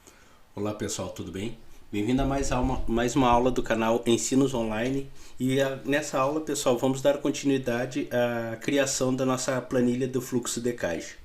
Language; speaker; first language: Portuguese; native; Portuguese